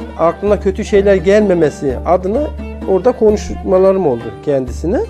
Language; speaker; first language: Turkish; native; Turkish